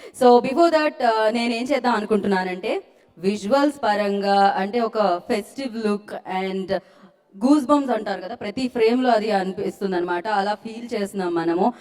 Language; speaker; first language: Telugu; native; Telugu